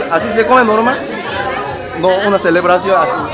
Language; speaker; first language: Spanish; non-native, fluent; Korean